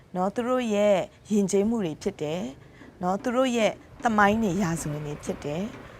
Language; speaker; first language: Burmese; non-native, local second language; S'gaw Karen